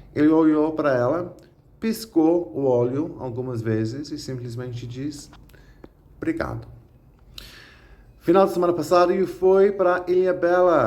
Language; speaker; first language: Portuguese; non-native, fluent; English